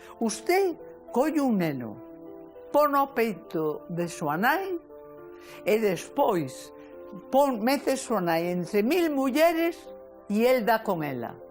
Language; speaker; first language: Galician; early bilingual, other home language; Spanish